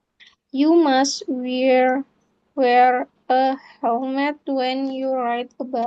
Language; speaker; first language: English; non-native, fluent; Indonesian